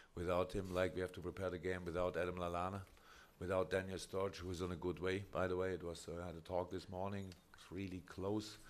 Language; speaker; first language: English; non-native, fluent; German